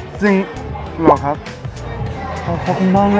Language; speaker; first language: Thai; non-native, learner; Korean